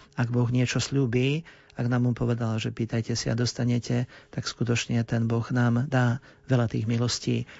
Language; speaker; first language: Slovak; native; Slovak